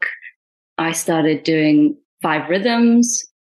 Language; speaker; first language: English; non-native, local second language; Punjabi